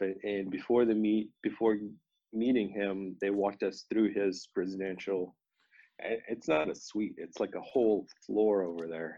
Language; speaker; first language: English; non-native, fluent; Romanian